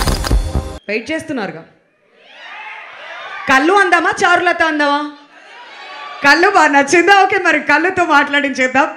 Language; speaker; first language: Telugu; native; Telugu